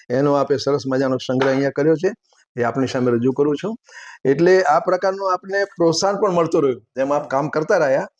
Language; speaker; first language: Gujarati; native; Gujarati